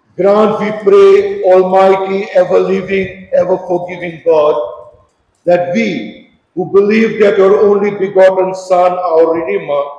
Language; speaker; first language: English; non-native, local second language; Konkani